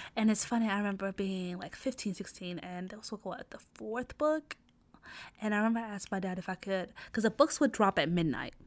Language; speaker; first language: English; non-native, fluent; Arabic